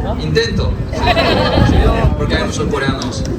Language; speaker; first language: Spanish; non-native, fluent; Korean